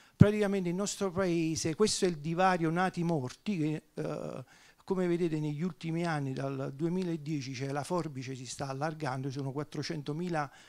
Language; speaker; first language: Italian; native; Italian